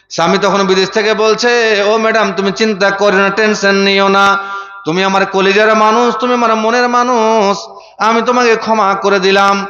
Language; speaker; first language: Bangla; non-native, fluent; Urdu